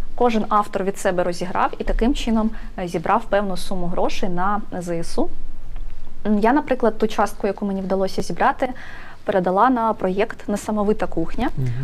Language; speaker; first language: Ukrainian; native; Ukrainian